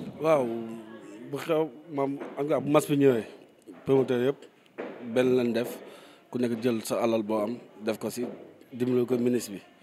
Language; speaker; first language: Wolof; native; Wolof